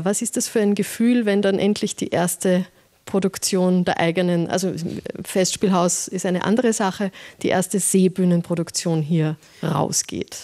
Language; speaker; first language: German; native; German